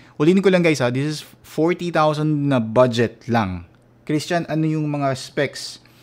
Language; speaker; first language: Filipino; non-native, local second language; Cebuano